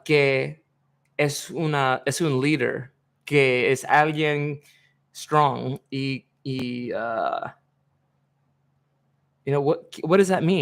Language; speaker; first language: Spanish; non-native, learner; English